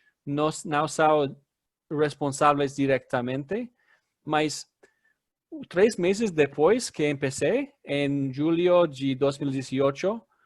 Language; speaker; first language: Spanish; non-native, fluent; English